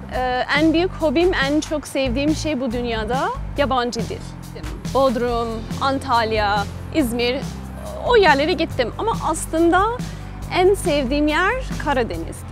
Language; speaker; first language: Turkish; non-native, fluent; English